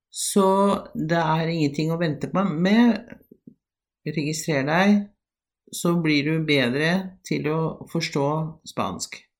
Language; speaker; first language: Norwegian; native; Norwegian